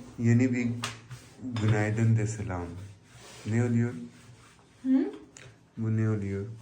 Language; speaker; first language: Turkish; non-native, learner; Urdu